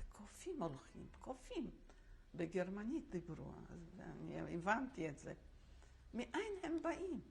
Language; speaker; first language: Hebrew; non-native, fluent; Polish